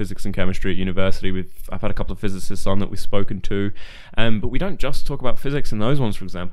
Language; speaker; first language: English; native; English